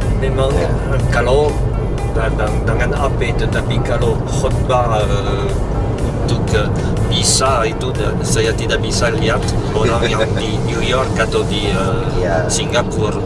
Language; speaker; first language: Indonesian; non-native, fluent; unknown